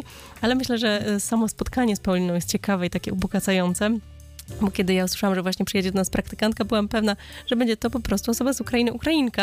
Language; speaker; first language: Polish; native; Polish